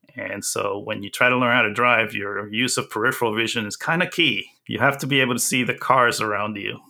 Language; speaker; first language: English; early bilingual, other home language; Spanish